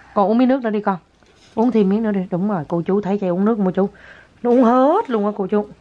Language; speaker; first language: Vietnamese; native; Vietnamese